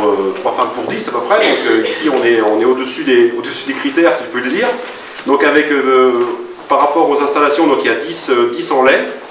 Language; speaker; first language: French; native; French